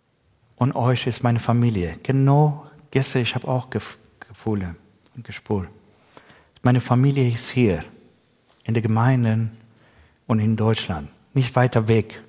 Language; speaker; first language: German; non-native, learner; Persian